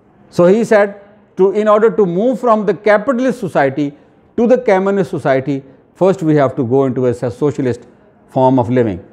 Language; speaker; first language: English; non-native, local second language; Urdu